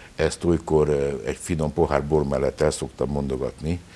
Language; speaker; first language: Hungarian; native; Hungarian